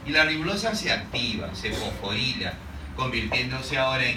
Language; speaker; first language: Spanish; native; Spanish